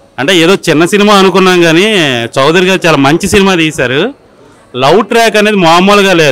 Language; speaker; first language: Telugu; native; Telugu